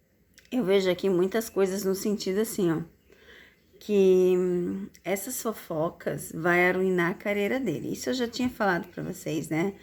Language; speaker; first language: Portuguese; native; Portuguese